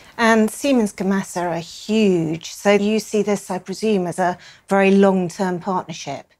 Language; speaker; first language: English; native; English